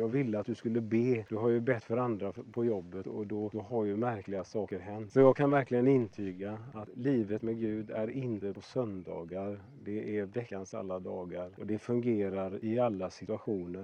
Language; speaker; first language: Swedish; native; Swedish